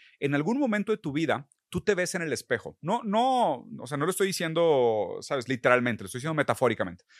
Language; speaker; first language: Spanish; early bilingual, other home language; Portuguese